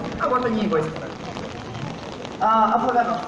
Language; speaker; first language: Russian; native; Russian